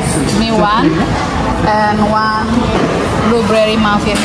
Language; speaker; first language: English; non-native, learner; Indonesian